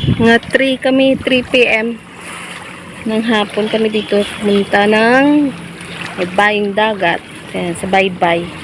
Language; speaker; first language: Filipino; non-native, local second language; Cebuano